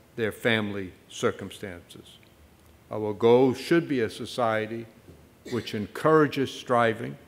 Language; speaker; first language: English; native; English